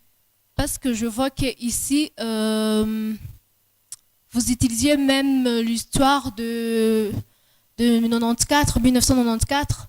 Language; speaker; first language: French; non-native, local second language; Rundi